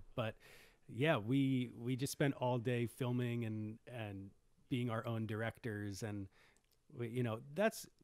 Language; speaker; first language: English; native; English